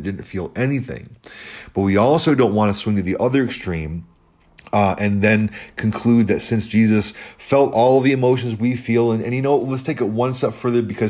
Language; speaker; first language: English; native; English